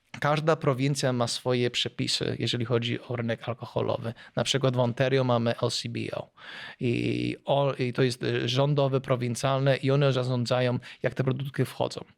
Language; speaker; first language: Polish; early bilingual, heritage; Polish